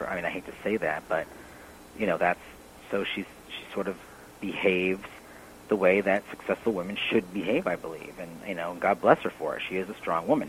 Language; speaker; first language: English; native; English